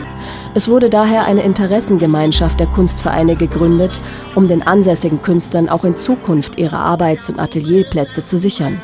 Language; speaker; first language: German; native; German